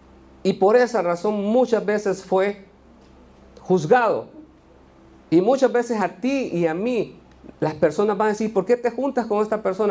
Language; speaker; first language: Spanish; native; Spanish